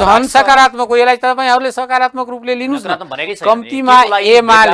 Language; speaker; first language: Nepali; native; Nepali